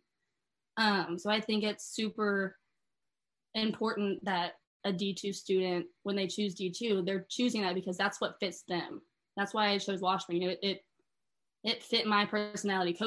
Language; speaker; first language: English; native; English